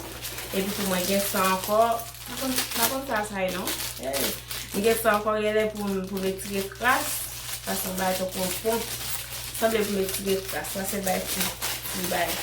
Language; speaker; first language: French; non-native, learner; Haitian Creole